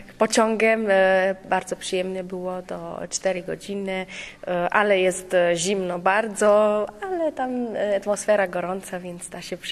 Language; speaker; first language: Polish; non-native, fluent; Slovenian